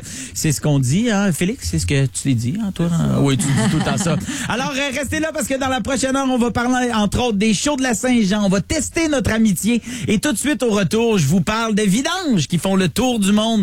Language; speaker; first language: French; native; French